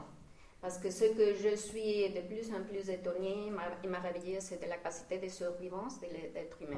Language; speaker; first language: French; non-native, fluent; Spanish